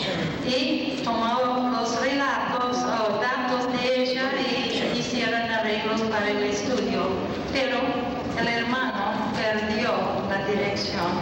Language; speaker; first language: Spanish; non-native, fluent; English